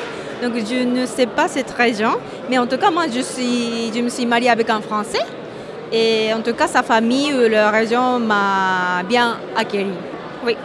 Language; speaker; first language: French; non-native, fluent; Japanese